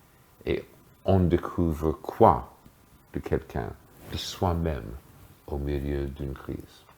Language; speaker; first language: French; non-native, fluent; English